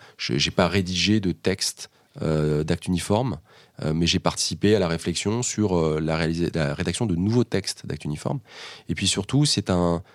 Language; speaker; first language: French; native; French